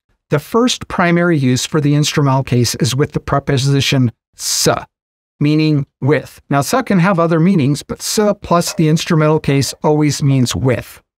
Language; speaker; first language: English; native; English